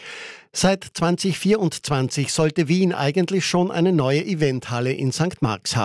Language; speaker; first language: German; native; German